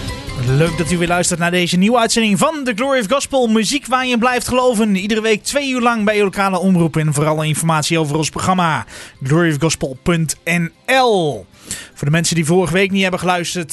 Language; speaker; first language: Dutch; native; Dutch